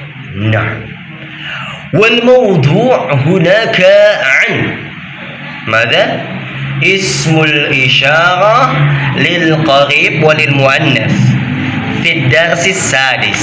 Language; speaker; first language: Arabic; non-native, fluent; Indonesian